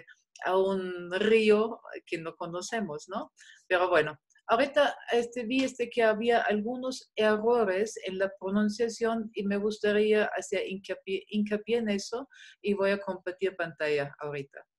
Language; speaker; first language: Spanish; non-native, fluent; German